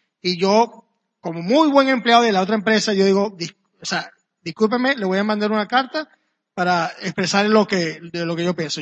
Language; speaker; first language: Spanish; native; Spanish